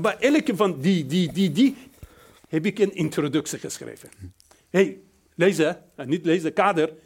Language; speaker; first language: Dutch; non-native, fluent; Persian